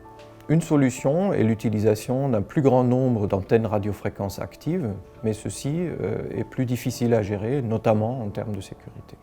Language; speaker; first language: French; native; French